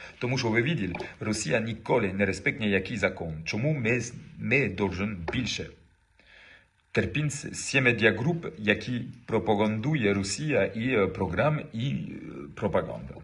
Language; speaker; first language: Ukrainian; non-native, learner; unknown